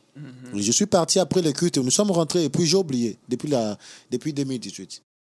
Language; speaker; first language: French; non-native, local second language; Lingala